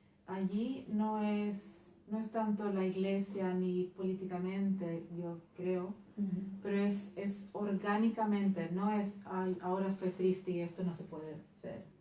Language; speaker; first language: Spanish; non-native, fluent; Swedish